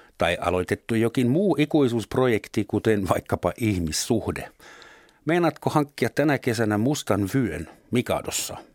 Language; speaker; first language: Finnish; non-native, fluent; German